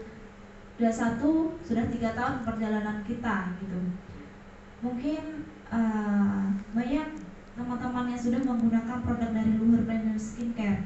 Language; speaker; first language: Indonesian; native; Indonesian